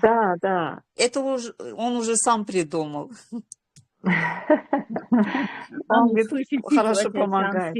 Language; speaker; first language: Russian; non-native, local second language; Azerbaijani